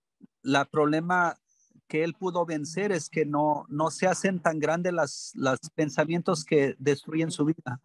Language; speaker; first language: Spanish; early bilingual, heritage; English